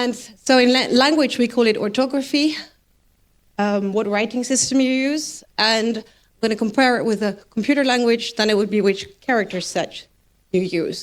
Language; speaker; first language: English; non-native, fluent; Dutch